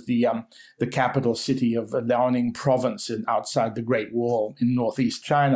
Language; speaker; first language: English; native; English